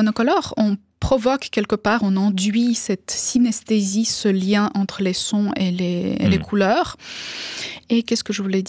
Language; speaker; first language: French; non-native, fluent; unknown